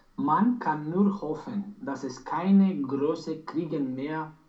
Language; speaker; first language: German; non-native, learner; Romanian